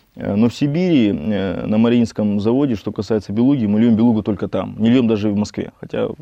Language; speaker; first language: Russian; native; Russian